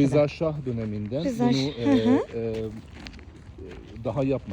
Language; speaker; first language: Turkish; non-native, learner; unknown